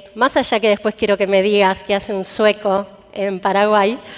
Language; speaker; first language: Spanish; native; Spanish